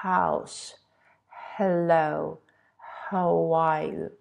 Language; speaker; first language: English; non-native, fluent; Russian